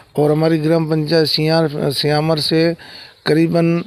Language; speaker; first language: Hindi; native; Hindi